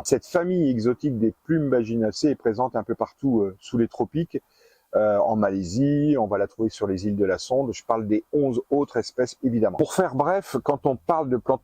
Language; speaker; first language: French; native; French